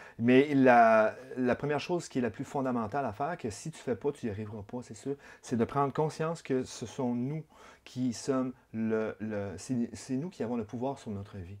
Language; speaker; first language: French; native; French